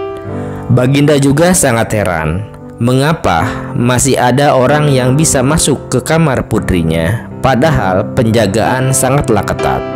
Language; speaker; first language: Indonesian; native; Indonesian